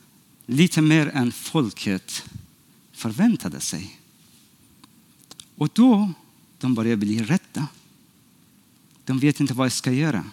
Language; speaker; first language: Swedish; non-native, fluent; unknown